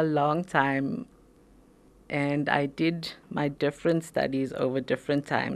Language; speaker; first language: English; native; English